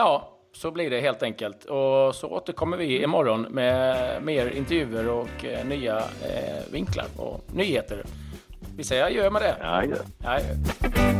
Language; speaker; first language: Swedish; native; Swedish